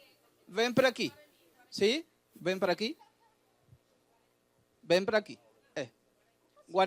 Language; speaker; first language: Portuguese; non-native, learner; Spanish